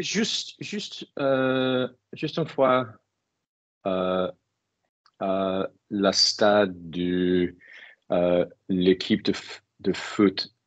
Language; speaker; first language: French; non-native, learner; English